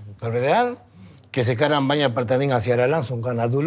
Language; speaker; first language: Indonesian; non-native, fluent; Spanish